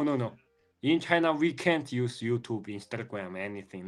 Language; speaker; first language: English; non-native, learner; Mongolian